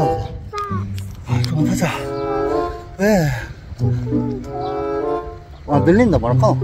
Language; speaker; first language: Korean; native; Korean